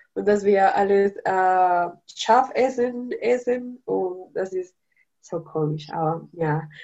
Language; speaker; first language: German; non-native, learner; Spanish